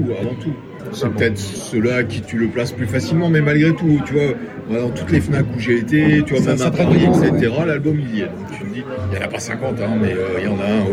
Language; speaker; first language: French; native; French